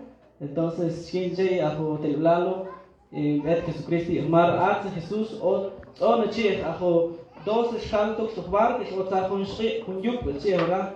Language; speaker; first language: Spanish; non-native, local second language; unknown